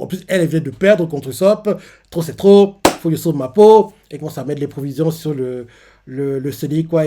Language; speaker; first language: French; native; French